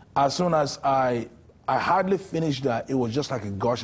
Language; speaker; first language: English; non-native, local second language; Yoruba